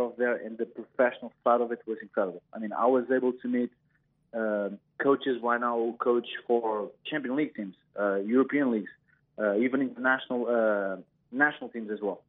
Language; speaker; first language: English; non-native, fluent; Portuguese